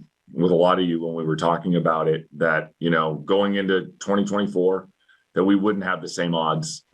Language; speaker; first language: English; native; English